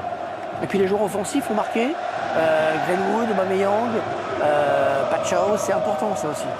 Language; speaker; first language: French; native; French